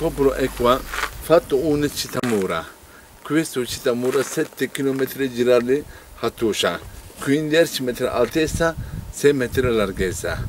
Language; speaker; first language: Italian; non-native, learner; Turkish